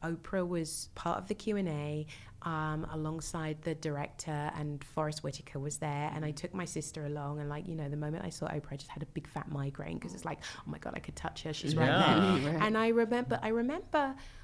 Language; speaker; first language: English; native; English